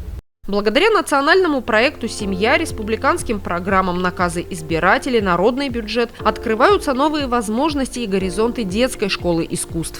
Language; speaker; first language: Russian; native; Russian